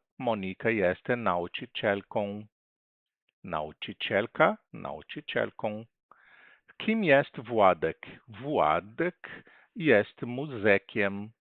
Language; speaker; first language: Polish; non-native, fluent; Portuguese